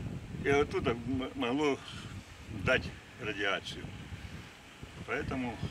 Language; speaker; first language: Russian; native; Russian